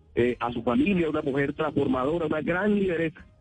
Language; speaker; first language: Spanish; native; Spanish